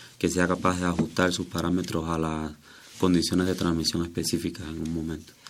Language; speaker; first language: Spanish; native; Spanish